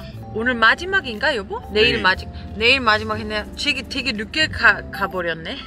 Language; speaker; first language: Korean; non-native, learner; German